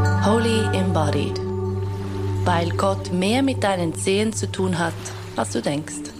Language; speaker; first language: German; native; German